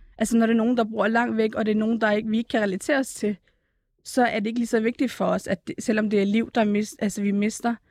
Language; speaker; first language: Danish; early bilingual, other home language; Turkish